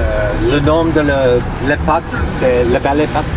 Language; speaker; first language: French; non-native, learner; English